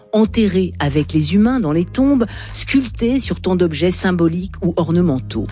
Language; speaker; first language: French; native; French